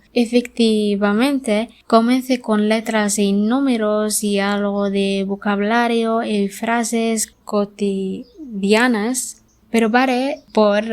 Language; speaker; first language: Spanish; non-native, learner; Arabic